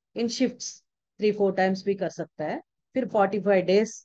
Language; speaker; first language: Hindi; non-native, local second language; Telugu